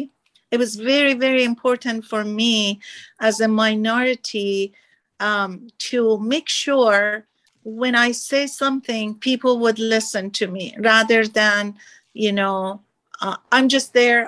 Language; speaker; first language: English; non-native, fluent; Persian